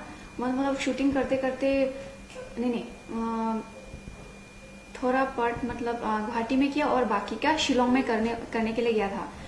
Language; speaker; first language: Hindi; non-native, local second language; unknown